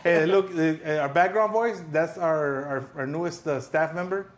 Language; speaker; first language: English; early bilingual, other home language; Spanish